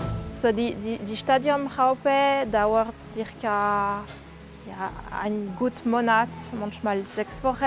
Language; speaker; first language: German; non-native, local second language; French